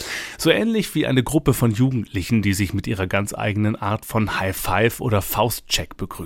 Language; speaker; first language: German; native; German